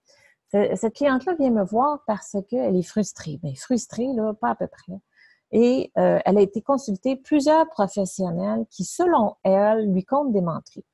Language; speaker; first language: French; native; French